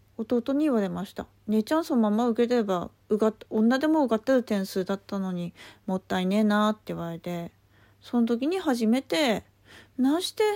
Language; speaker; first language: Japanese; native; Japanese